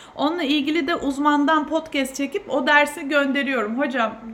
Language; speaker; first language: Turkish; native; Turkish